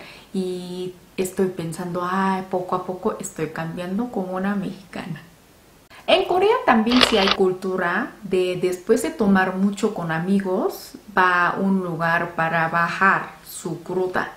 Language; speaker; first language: Spanish; non-native, fluent; Korean